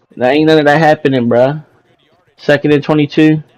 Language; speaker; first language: English; native; English